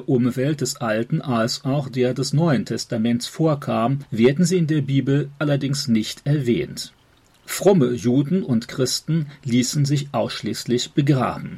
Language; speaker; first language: German; native; German